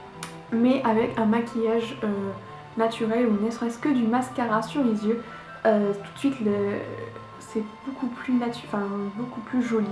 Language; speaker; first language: French; native; French